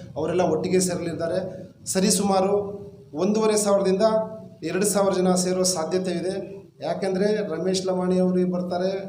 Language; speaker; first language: Kannada; non-native, local second language; Lambadi